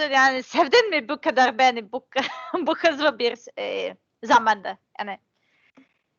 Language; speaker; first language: Turkish; non-native, learner; Serbian